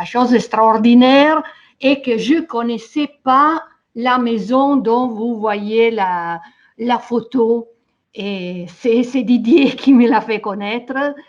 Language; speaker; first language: French; non-native, fluent; Italian